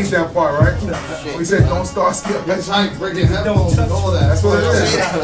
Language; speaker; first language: English; native; English